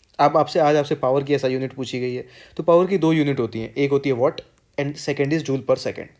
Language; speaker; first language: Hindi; native; Hindi